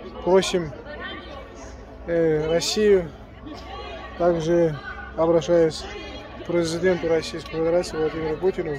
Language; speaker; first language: Russian; non-native, fluent; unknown